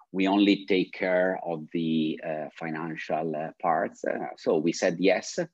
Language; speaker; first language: English; non-native, fluent; Italian